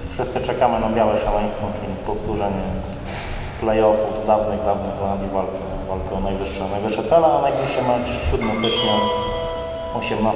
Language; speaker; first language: Polish; native; Polish